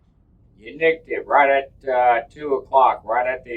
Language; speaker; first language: English; native; English